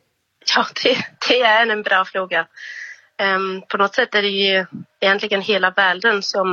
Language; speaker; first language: Swedish; non-native, fluent; German